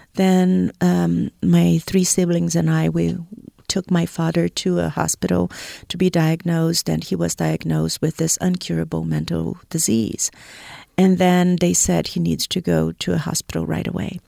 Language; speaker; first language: English; non-native, fluent; Portuguese